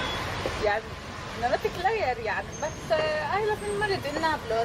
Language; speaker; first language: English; non-native, learner; Arabic